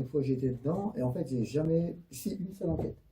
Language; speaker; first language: French; native; French